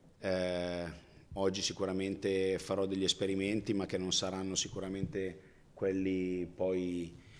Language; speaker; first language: Italian; native; Italian